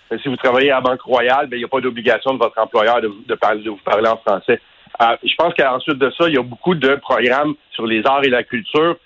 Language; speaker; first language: French; native; French